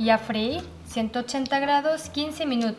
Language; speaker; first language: Spanish; non-native, fluent; Korean